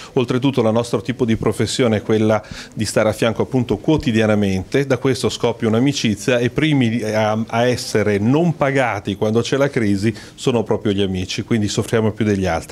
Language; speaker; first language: Italian; native; Italian